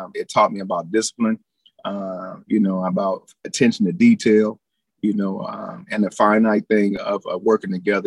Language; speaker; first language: English; native; English